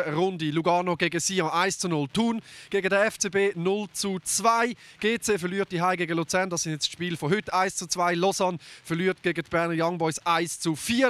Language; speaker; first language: German; native; German